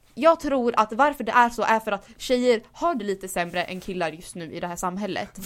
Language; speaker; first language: Swedish; early bilingual, other home language; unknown